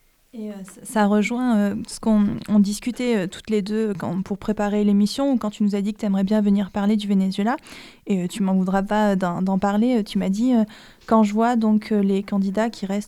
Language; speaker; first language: French; native; French